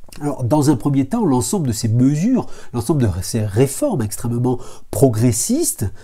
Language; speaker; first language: French; native; French